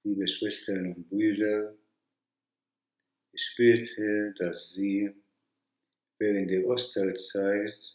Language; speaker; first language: German; non-native, fluent; Arabic